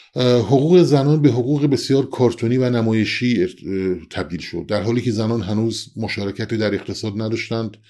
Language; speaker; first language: Persian; non-native, local second language; Central Kurdish